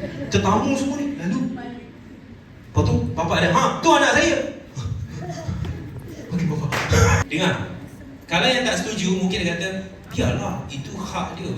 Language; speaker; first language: Malay; native; Malay